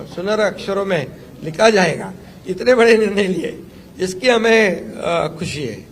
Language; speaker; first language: Hindi; non-native, local second language; Marathi